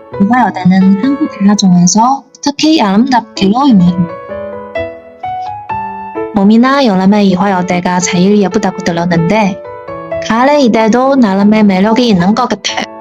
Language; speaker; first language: Korean; non-native, fluent; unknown